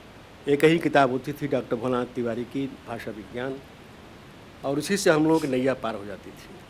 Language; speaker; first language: Hindi; native; Hindi